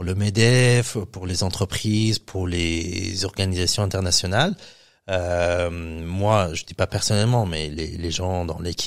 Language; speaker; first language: French; non-native, fluent; Persian